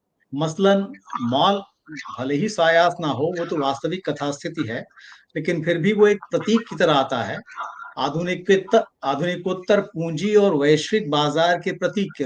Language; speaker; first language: Hindi; native; Hindi